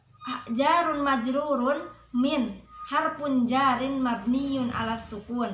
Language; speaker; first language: Arabic; non-native, learner; Indonesian